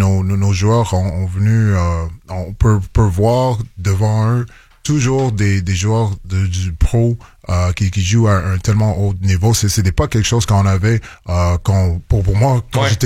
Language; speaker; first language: French; non-native, local second language; English